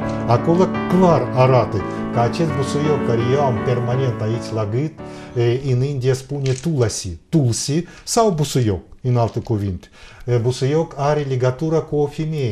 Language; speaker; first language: Romanian; non-native, fluent; Russian